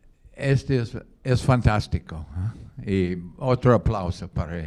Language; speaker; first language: Spanish; non-native, learner; English